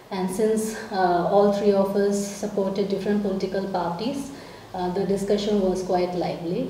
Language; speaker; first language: English; non-native, local second language; Malayalam